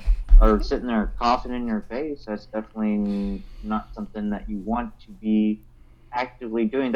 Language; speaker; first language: English; native; English